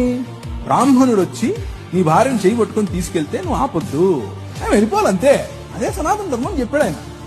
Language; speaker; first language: Telugu; native; Telugu